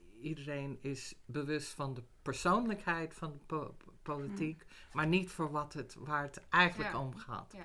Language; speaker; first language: Dutch; non-native, fluent; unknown